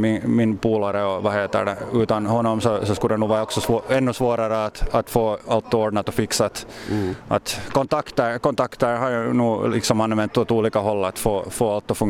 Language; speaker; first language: Swedish; native; Swedish